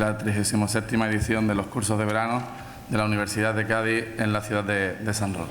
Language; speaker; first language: Spanish; native; Spanish